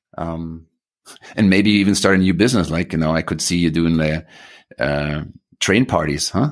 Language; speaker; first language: English; non-native, fluent; German